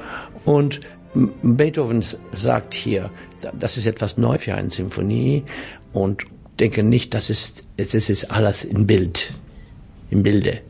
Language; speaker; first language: German; non-native, fluent; English